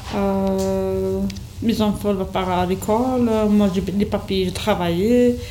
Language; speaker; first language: French; non-native, local second language; Kabyle